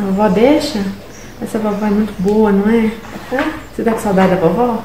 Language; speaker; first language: Portuguese; native; Portuguese